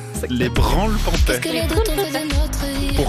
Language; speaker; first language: French; native; French